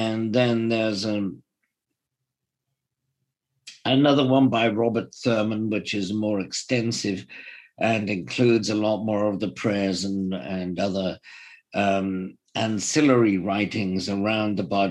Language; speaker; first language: English; native; English